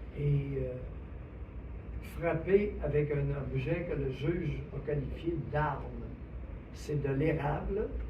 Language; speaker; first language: French; native; French